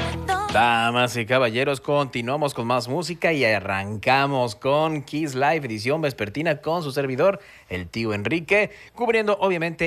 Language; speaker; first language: Spanish; native; Spanish